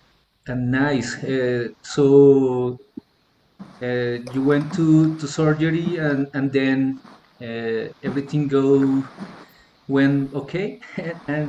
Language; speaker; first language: English; non-native, learner; Spanish